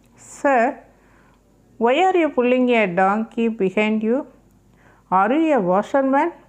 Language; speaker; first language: English; non-native, local second language; Tamil